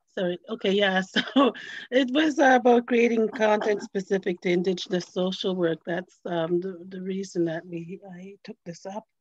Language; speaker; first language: English; native; English